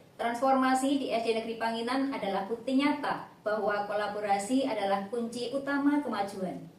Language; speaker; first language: Indonesian; native; Indonesian